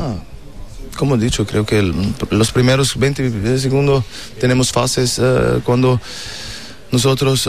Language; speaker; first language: Spanish; non-native, learner; German